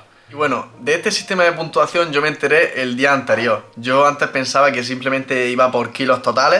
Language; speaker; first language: Spanish; native; Spanish